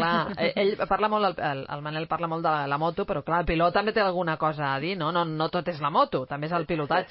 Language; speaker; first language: Catalan; native; Catalan